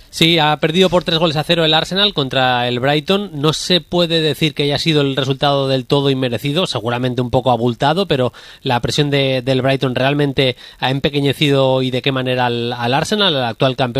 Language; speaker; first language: Spanish; native; Spanish